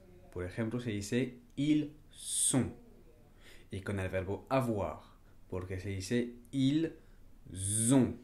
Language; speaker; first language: Spanish; non-native, fluent; French